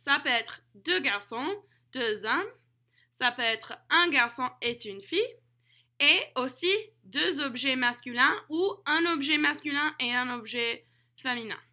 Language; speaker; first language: French; non-native, fluent; English